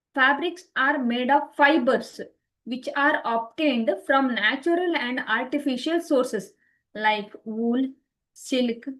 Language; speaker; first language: English; non-native, local second language; Kannada